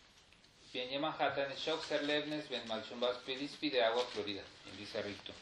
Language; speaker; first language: German; non-native, fluent; Spanish